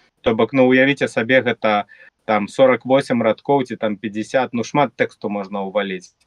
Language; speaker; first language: Belarusian; non-native, local second language; Russian